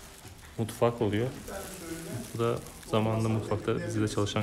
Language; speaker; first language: Turkish; native; Turkish